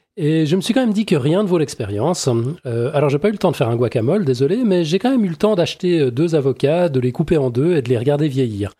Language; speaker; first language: French; native; French